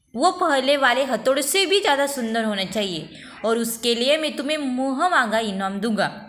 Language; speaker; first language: Hindi; non-native, local second language; Marathi